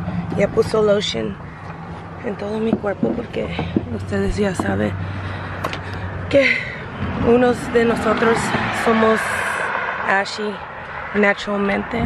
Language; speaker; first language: Spanish; non-native, learner; English